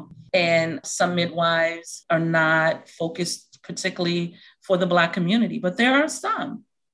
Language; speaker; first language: English; native; English